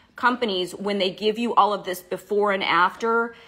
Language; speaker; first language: English; native; English